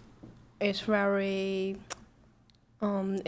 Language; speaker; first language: English; non-native, learner; Chinese